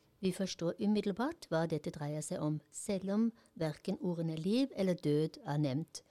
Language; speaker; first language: Norwegian; non-native, fluent; German